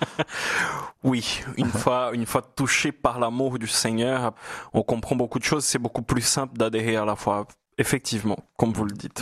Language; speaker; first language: French; non-native, fluent; Portuguese